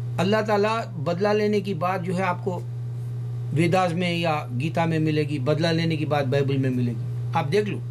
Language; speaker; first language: Urdu; native; Urdu